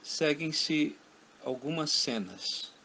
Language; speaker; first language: Portuguese; native; Portuguese